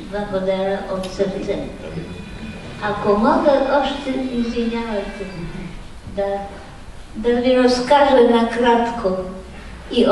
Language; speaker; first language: Bulgarian; non-native, fluent; Polish